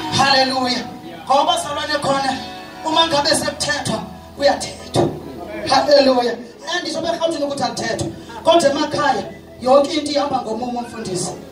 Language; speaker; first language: Zulu; non-native, local second language; Xhosa